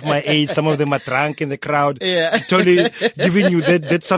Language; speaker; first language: English; non-native, local second language; Tswana